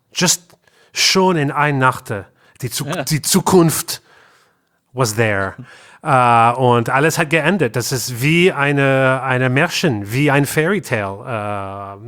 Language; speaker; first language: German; non-native, learner; English